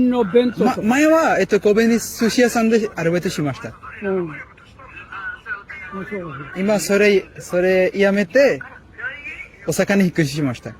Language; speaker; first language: Japanese; non-native, learner; Bangla